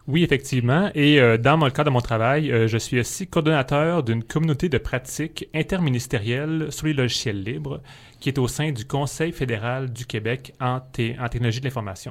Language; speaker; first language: French; native; French